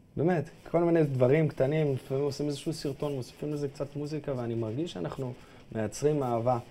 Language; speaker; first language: Hebrew; early bilingual, other home language; Russian